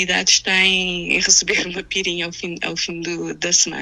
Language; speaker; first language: Portuguese; non-native, local second language; Kabuverdianu